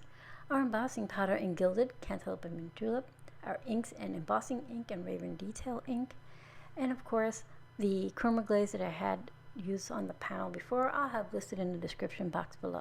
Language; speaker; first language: English; native; English